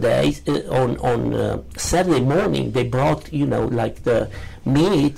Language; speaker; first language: English; non-native, learner; Romanian